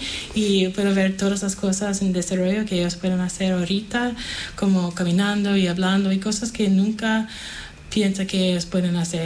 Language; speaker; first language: Spanish; non-native, fluent; English